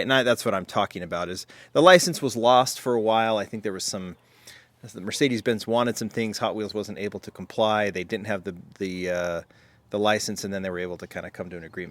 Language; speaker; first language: English; native; English